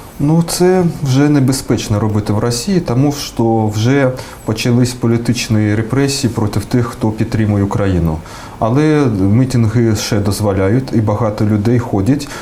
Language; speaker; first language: Ukrainian; early bilingual, heritage; Russian